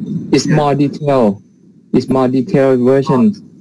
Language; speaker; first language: English; non-native, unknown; Thai